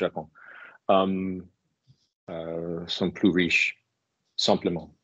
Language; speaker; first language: French; non-native, learner; English